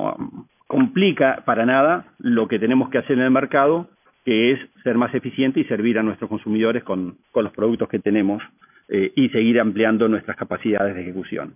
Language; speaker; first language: Spanish; native; Spanish